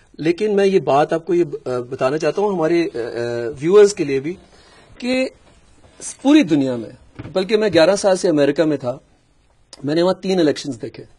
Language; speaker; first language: Urdu; native; Urdu